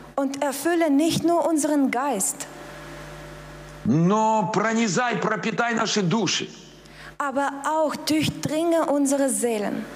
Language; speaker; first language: German; non-native, fluent; Russian